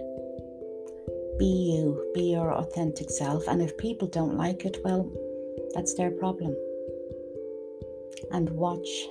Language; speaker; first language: English; native; English